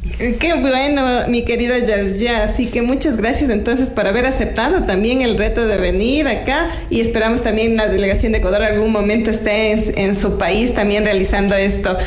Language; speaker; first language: Spanish; native; Spanish